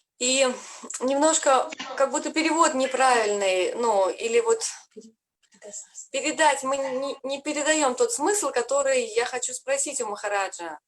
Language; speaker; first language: Russian; native; Russian